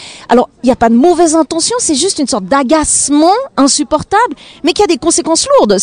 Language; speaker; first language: French; native; French